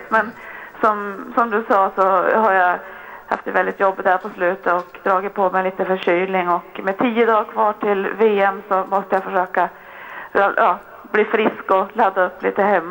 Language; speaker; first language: Swedish; native; Swedish